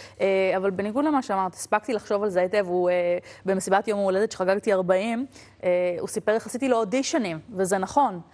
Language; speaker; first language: Hebrew; native; Hebrew